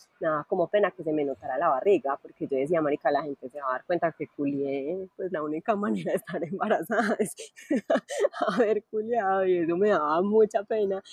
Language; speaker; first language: Spanish; native; Spanish